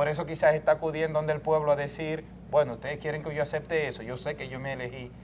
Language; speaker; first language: Spanish; native; Spanish